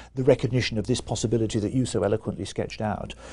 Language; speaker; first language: English; native; English